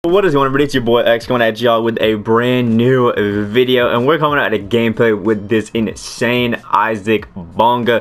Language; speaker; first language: English; native; English